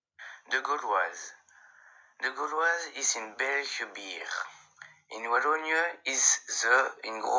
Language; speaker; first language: Dutch; non-native, learner; French